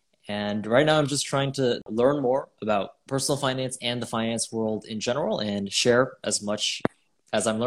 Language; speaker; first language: English; native; English